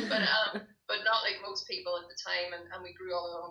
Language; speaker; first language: English; native; English